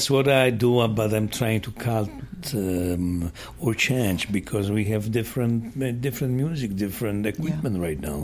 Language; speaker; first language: English; non-native, fluent; Polish